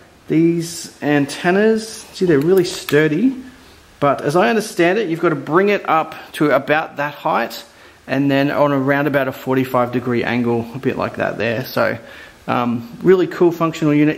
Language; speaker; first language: English; native; English